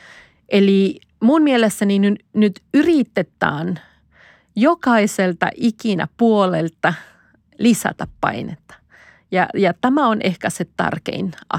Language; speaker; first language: Finnish; non-native, fluent; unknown